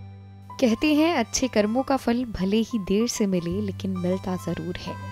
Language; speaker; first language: Hindi; native; Hindi